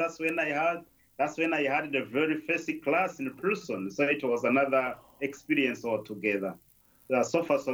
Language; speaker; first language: English; non-native, local second language; Kinyarwanda